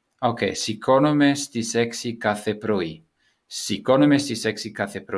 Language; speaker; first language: Greek; non-native, learner; English